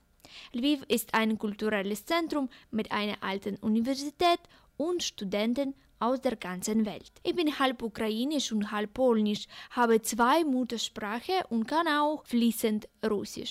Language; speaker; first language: German; non-native, fluent; Ukrainian